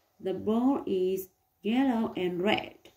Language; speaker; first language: English; non-native, learner; Vietnamese